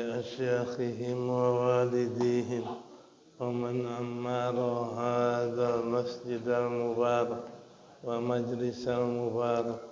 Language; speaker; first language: Arabic; non-native, fluent; Indonesian